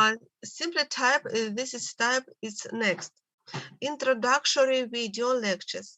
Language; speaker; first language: English; non-native, learner; Russian